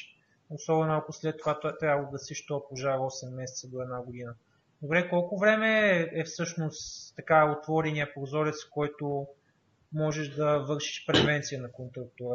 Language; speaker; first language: Bulgarian; native; Bulgarian